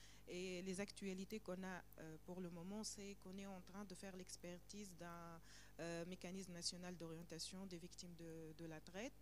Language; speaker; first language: French; non-native, local second language; Arabic